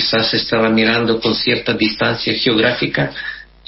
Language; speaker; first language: Spanish; non-native, fluent; Russian